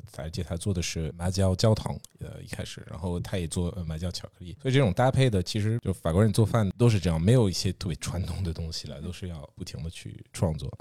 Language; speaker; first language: Chinese; non-native, fluent; French